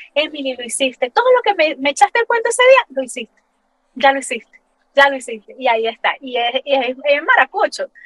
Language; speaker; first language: Spanish; native; Spanish